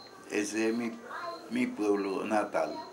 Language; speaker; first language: Spanish; non-native, local second language; Guarani